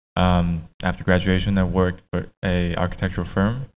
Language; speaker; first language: English; native; English